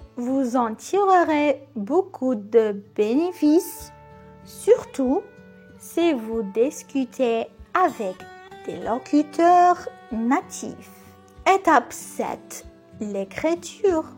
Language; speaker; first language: French; non-native, local second language; Arabic